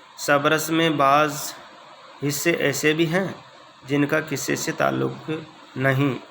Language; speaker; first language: Urdu; native; Urdu